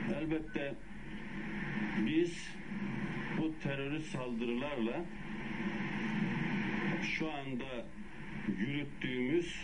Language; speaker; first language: Turkish; native; Turkish